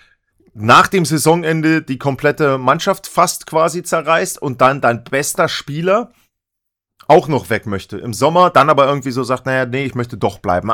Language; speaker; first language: German; native; German